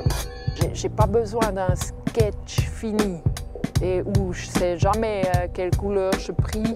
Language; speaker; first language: French; non-native, local second language; German